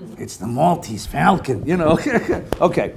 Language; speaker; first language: English; native; English